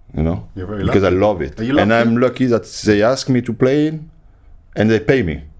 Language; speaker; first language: English; non-native, fluent; French